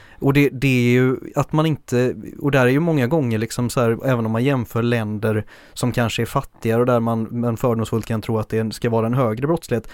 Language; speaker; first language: Swedish; native; Swedish